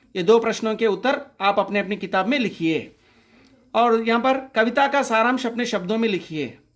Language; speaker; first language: Hindi; non-native, local second language; Telugu